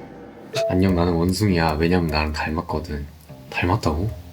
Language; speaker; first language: Korean; native; Korean